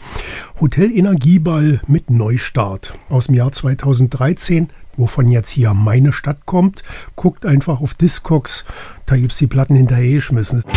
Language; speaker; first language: German; native; German